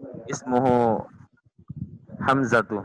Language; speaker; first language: Arabic; non-native, learner; Indonesian